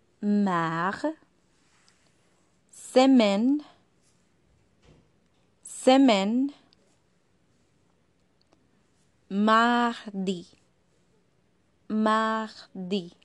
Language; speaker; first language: French; non-native, fluent; Spanish